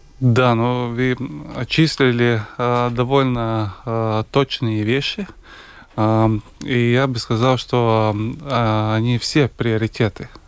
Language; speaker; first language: Russian; non-native, local second language; Latvian